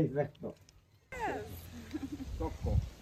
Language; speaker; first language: Spanish; non-native, local second language; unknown